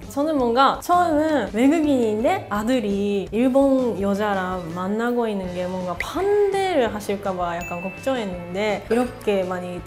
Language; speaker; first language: Korean; non-native, learner; Japanese